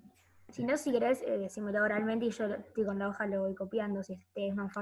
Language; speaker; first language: Spanish; native; Spanish